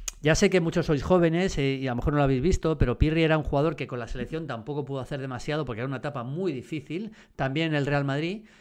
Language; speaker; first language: Spanish; native; Spanish